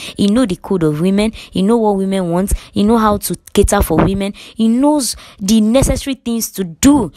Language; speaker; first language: Nigerian Pidgin; non-native, local second language; Yoruba